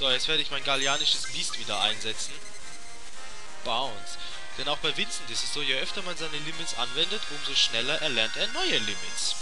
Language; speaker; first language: German; native; German